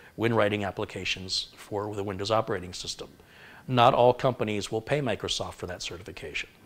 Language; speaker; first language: English; native; English